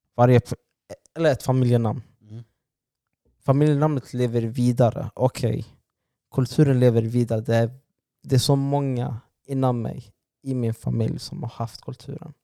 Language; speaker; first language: Swedish; native; Swedish